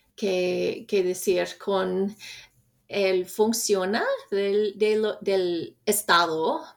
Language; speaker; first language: Spanish; non-native, fluent; English